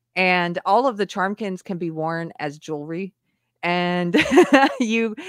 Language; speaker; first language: English; native; English